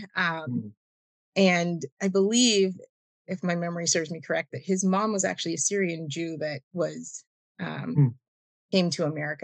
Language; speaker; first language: English; native; English